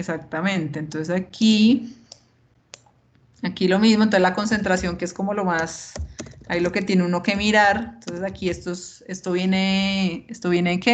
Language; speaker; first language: Spanish; native; Spanish